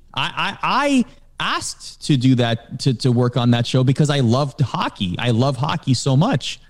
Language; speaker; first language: English; native; English